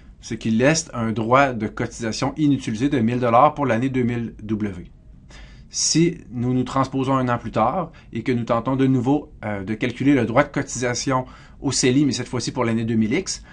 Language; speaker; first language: French; native; French